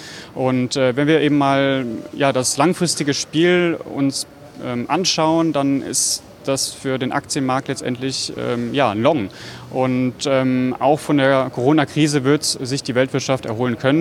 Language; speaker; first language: German; native; German